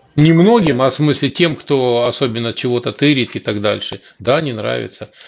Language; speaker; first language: Russian; native; Russian